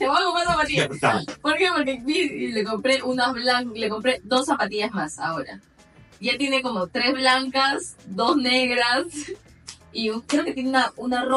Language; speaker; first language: Spanish; native; Spanish